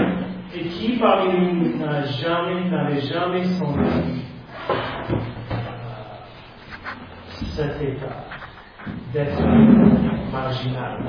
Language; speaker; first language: French; non-native, fluent; English